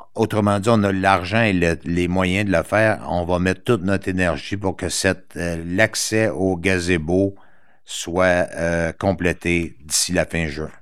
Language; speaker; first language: French; native; French